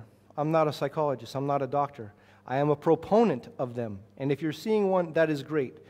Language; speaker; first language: English; native; English